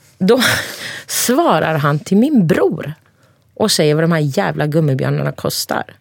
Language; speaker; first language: Swedish; early bilingual, other home language; Turkish